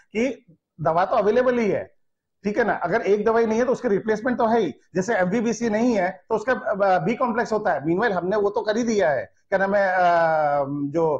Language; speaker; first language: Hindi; non-native, local second language; Gujarati